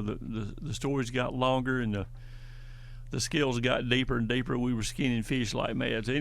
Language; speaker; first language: English; native; English